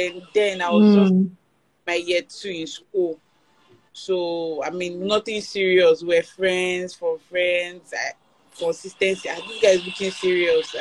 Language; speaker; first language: English; non-native, local second language; Yoruba